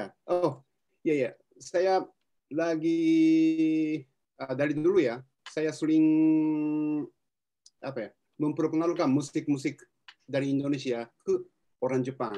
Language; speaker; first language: Indonesian; non-native, fluent; Japanese